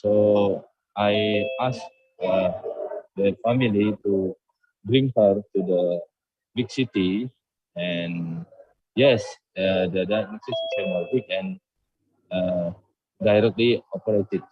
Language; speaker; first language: English; non-native, learner; Indonesian